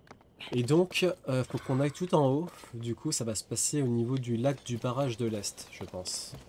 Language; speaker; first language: French; native; French